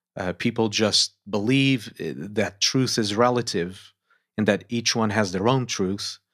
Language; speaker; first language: English; non-native, fluent; Portuguese